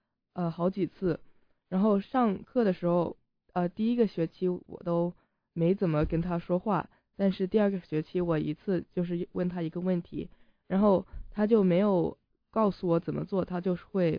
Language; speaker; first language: Chinese; early bilingual, heritage; Chinese